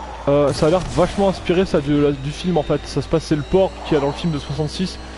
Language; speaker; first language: French; native; French